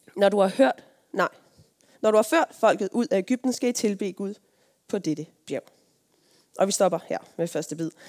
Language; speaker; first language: Danish; native; Danish